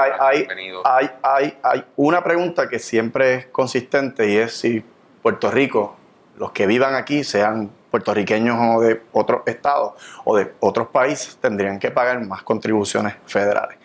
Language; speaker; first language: Spanish; native; Spanish